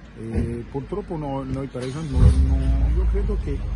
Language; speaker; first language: Italian; non-native, fluent; French